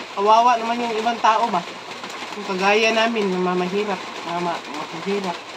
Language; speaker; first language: Filipino; non-native, local second language; Cebuano